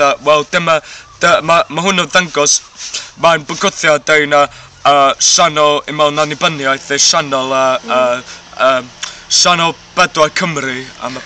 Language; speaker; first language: Welsh; non-native, learner; English